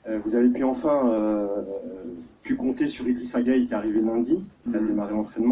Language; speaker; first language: French; native; French